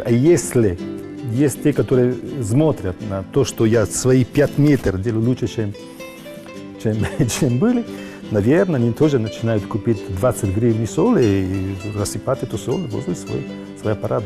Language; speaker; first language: Russian; non-native, learner; Italian